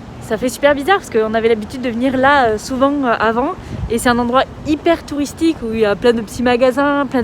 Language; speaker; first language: French; native; French